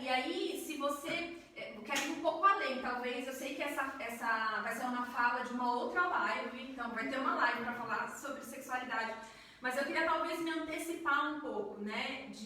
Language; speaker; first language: Portuguese; native; Portuguese